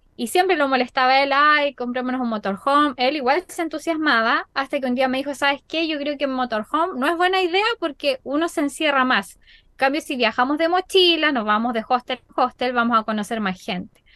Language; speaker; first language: Spanish; native; Spanish